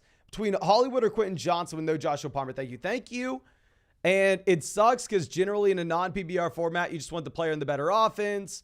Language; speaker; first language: English; native; English